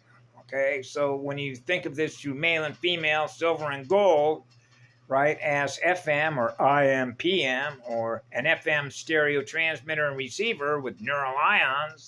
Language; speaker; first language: English; native; English